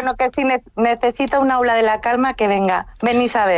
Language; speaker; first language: Spanish; native; Spanish